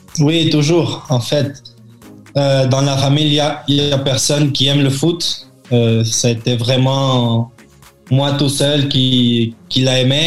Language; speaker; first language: French; early bilingual, heritage; French